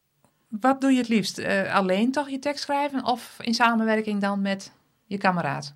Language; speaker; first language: Dutch; native; Dutch